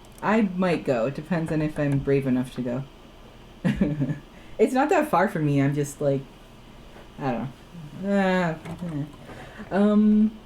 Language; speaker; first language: English; native; English